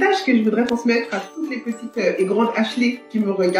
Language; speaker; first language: French; native; French